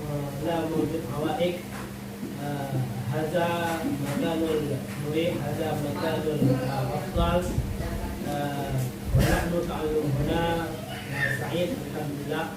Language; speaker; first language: Arabic; non-native, learner; Indonesian